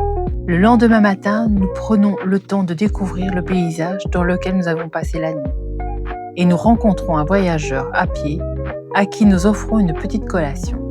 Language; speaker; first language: French; native; French